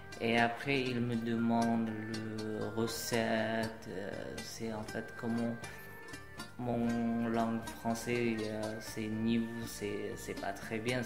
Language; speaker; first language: French; non-native, learner; Uyghur